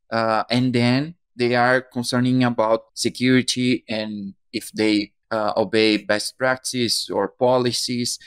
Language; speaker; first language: English; non-native, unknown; Portuguese